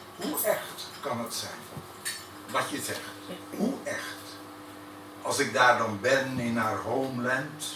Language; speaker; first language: Dutch; native; Dutch